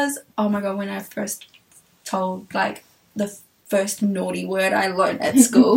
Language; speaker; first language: English; native; English